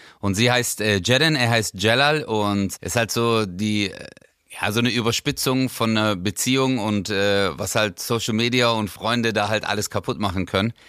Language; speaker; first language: German; early bilingual, other home language; Turkish